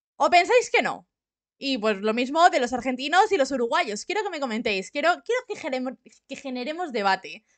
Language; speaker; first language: Spanish; native; Spanish